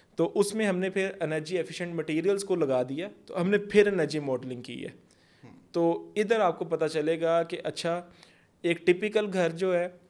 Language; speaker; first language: Urdu; non-native, local second language; Punjabi